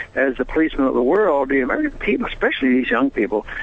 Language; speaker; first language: English; native; English